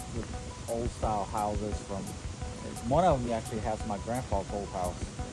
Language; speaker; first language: English; native; English